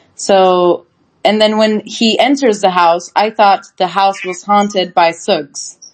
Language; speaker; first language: English; non-native, fluent; Turkish